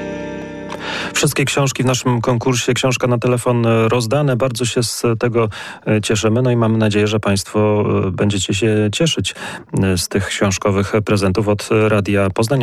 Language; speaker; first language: Polish; native; Polish